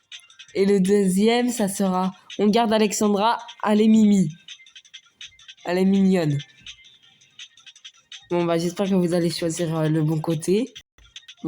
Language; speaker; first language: French; native; French